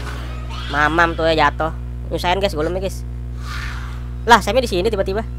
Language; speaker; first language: Indonesian; native; Indonesian